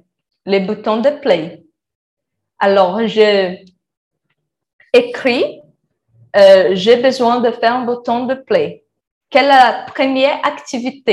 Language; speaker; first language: French; non-native, learner; Portuguese